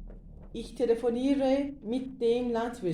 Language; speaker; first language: German; non-native, learner; Turkish